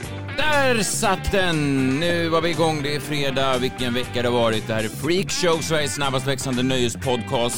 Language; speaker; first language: Swedish; native; Swedish